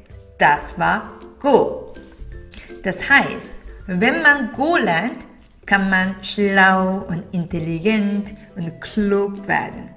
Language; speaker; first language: German; non-native, fluent; Korean